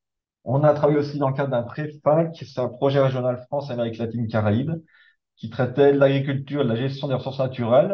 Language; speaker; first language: French; native; French